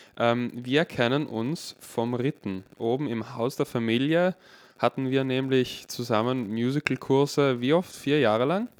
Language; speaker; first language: German; native; German